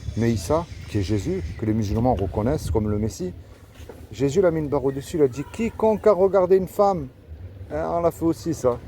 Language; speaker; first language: French; native; French